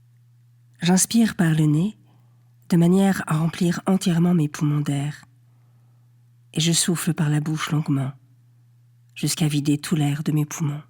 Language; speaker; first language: French; native; French